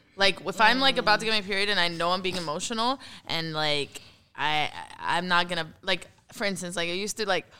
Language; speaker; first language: English; early bilingual, heritage; Arabic